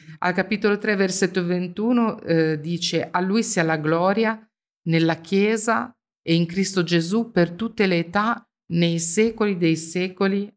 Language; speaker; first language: Italian; native; Italian